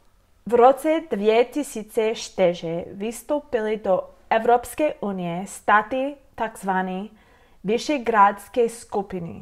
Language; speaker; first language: Czech; non-native, learner; English